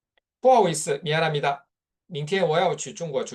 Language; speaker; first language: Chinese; non-native, fluent; Korean